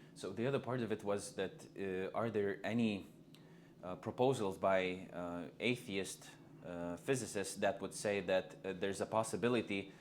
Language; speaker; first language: English; non-native, fluent; Lithuanian